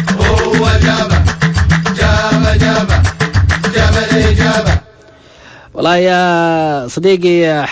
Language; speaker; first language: Arabic; native; Arabic